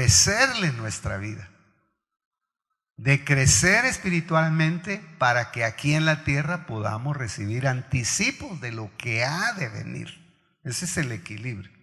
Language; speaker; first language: Spanish; native; Spanish